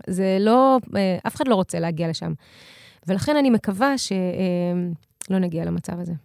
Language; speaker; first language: Hebrew; early bilingual, other home language; Russian